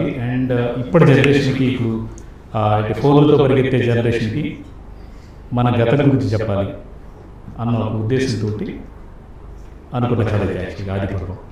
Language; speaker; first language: Telugu; native; Telugu